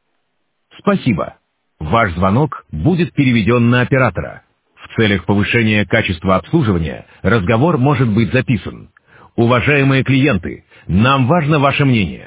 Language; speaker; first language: Russian; native; Russian